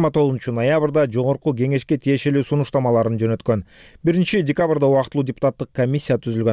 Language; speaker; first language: Kyrgyz; native; Kyrgyz